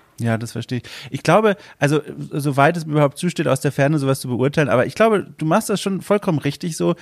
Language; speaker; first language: German; native; German